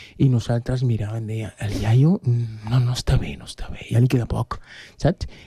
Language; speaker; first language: Catalan; non-native, fluent; Spanish